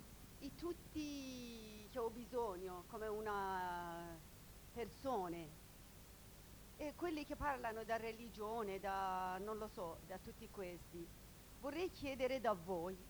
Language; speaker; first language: Italian; non-native, learner; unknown